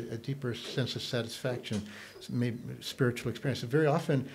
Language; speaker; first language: English; native; English